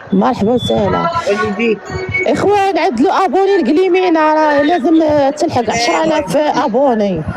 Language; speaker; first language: Arabic; native; Arabic